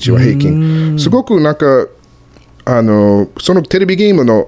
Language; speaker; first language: Japanese; non-native, fluent; English